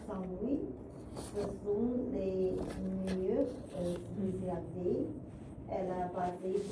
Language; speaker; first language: French; non-native, learner; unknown